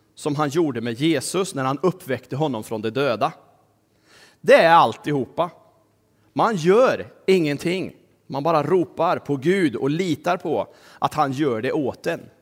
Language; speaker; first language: Swedish; native; Swedish